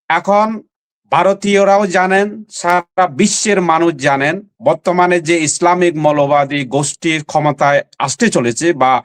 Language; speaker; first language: Bangla; non-native, local second language; Chakma